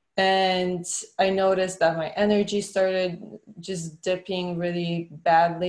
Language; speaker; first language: English; non-native, fluent; Polish